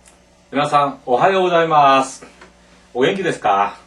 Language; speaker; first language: Japanese; non-native, fluent; Korean